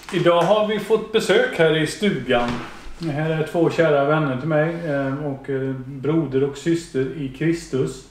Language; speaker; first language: Swedish; native; Swedish